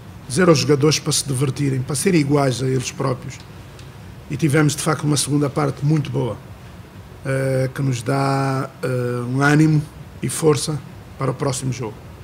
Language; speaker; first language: Portuguese; non-native, local second language; Kabuverdianu